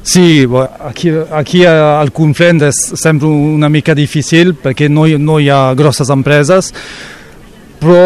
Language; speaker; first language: Catalan; non-native, local second language; French